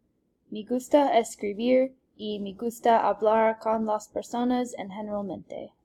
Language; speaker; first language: Spanish; non-native, learner; English